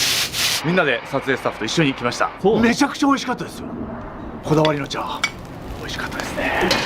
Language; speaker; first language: Japanese; native; Japanese